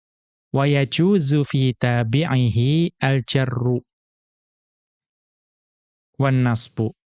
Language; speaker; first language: Arabic; non-native, fluent; Indonesian